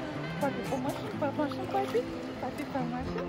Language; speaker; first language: Russian; native; Russian